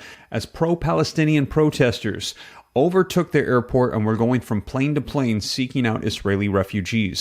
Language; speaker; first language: English; native; English